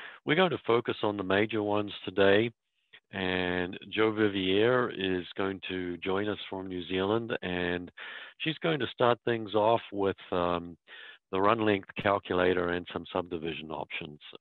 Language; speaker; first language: English; native; English